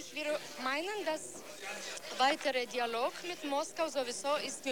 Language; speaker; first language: German; non-native, learner; Lithuanian